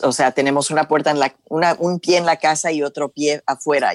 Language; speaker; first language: Spanish; early bilingual, heritage; Spanish